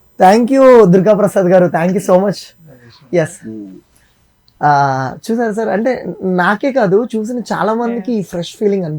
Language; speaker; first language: Telugu; native; Telugu